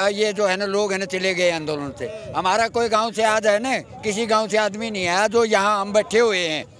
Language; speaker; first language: Hindi; native; Hindi